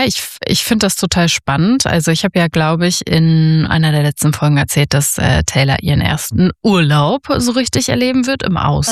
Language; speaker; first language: German; native; German